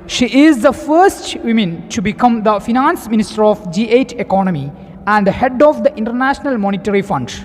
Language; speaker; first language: English; non-native, local second language; Malayalam